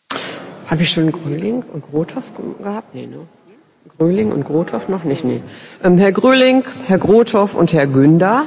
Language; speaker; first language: German; native; German